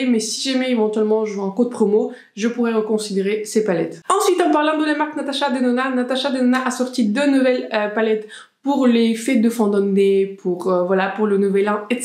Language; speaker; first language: French; native; French